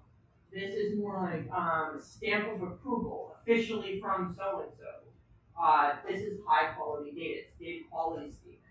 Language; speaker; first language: English; native; English